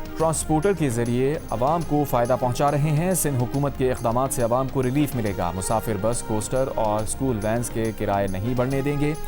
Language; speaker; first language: Urdu; native; Urdu